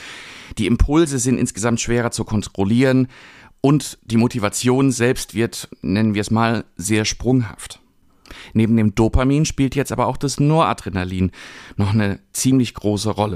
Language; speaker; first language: German; native; German